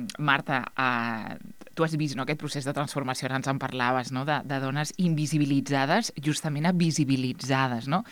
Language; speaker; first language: Catalan; native; Catalan